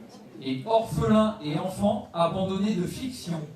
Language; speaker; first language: French; native; French